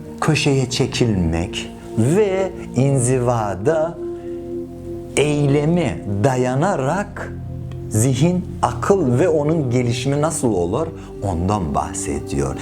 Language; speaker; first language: Turkish; non-native, fluent; Persian